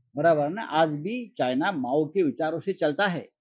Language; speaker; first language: Hindi; non-native, local second language; Marathi